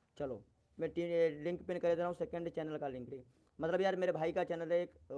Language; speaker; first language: Hindi; native; Hindi